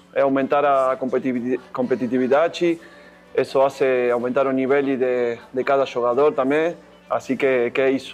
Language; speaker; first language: Portuguese; non-native, fluent; Spanish